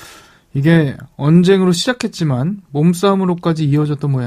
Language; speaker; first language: Korean; native; Korean